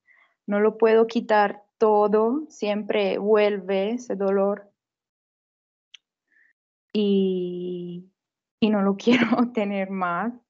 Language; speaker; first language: Spanish; non-native, fluent; Italian